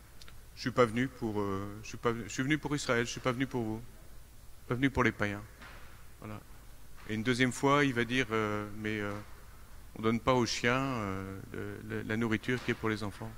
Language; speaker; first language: French; native; French